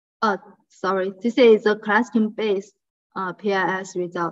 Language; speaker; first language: English; non-native, fluent; Chinese